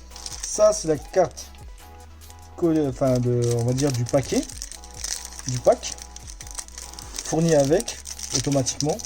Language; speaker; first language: French; native; French